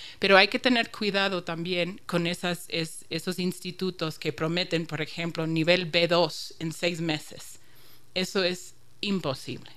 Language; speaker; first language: Spanish; non-native, fluent; English